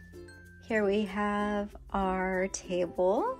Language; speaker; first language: English; native; English